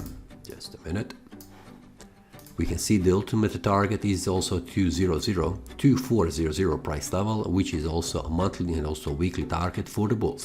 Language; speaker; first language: English; non-native, fluent; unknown